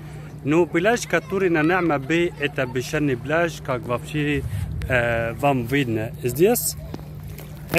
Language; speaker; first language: Russian; non-native, fluent; Arabic